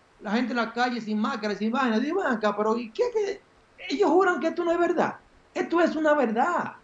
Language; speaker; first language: Spanish; native; Spanish